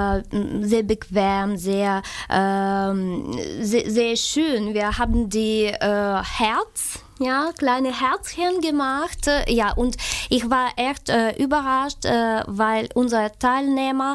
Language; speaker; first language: German; non-native, fluent; Ukrainian